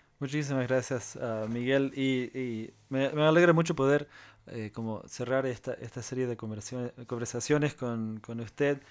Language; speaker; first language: Spanish; non-native, fluent; English